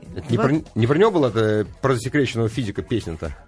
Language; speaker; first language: Russian; native; Russian